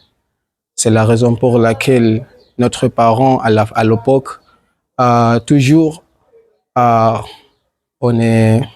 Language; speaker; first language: French; non-native, learner; Swahili